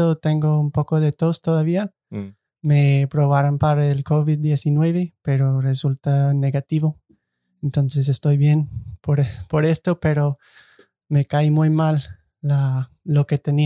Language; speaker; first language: Spanish; non-native, fluent; English